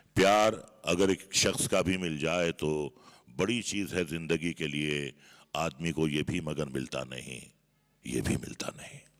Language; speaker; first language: Hindi; native; Hindi